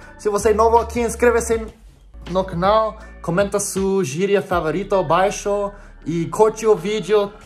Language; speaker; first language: Portuguese; non-native, learner; English